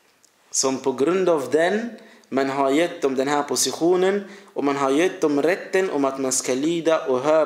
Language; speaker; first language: Swedish; early bilingual, other home language; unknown